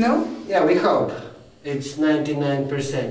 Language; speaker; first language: English; non-native, fluent; Polish